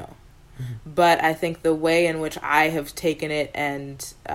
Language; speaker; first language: English; native; English